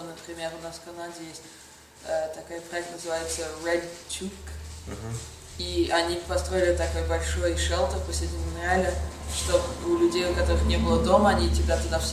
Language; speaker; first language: Russian; early bilingual, heritage; Russian